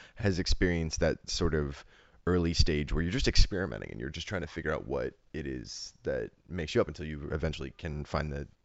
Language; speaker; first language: English; native; English